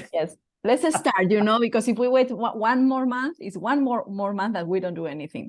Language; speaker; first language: English; non-native, fluent; Spanish